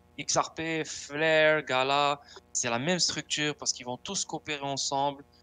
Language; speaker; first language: French; non-native, local second language; Arabic